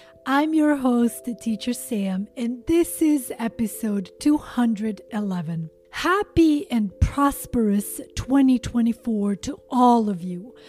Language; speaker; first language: English; non-native, fluent; Albanian